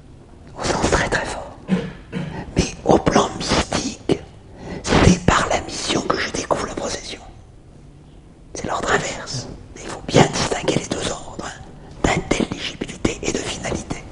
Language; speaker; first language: French; native; French